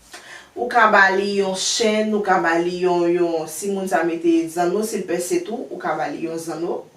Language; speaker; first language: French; non-native, learner; Haitian Creole